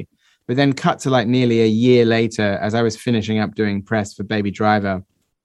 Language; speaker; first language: English; native; English